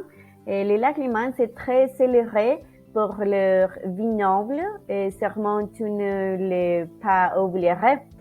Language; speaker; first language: French; non-native, learner; Spanish